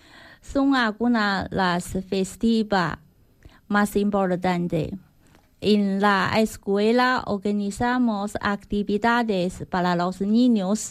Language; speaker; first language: Spanish; non-native, learner; Chinese